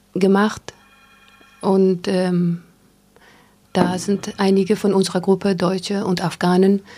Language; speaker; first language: German; non-native, fluent; Pashto